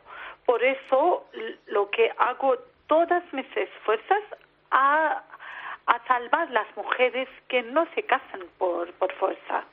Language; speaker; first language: Spanish; non-native, learner; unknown